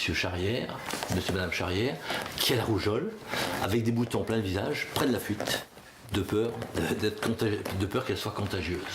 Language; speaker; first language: French; native; French